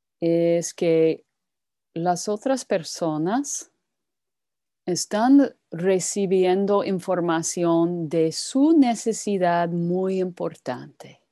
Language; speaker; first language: Spanish; non-native, fluent; English